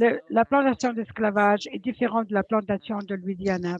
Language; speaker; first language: French; non-native, fluent; English